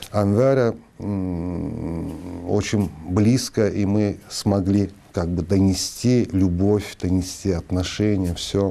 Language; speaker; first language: Russian; non-native, local second language; Azerbaijani